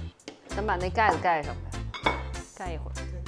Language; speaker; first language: Chinese; native; Chinese